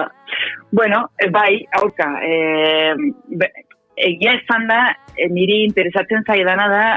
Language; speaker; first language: Basque; non-native, local second language; Spanish